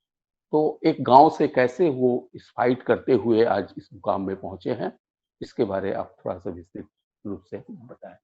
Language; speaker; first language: Hindi; native; Hindi